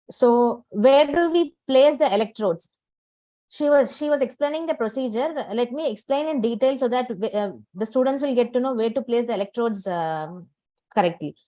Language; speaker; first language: English; non-native, local second language; Tamil